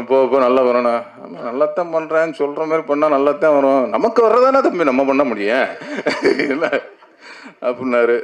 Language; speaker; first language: Tamil; native; Tamil